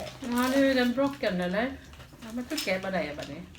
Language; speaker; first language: Swedish; non-native, learner; Thai